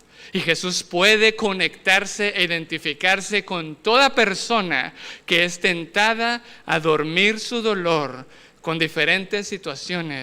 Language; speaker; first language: Spanish; native; Spanish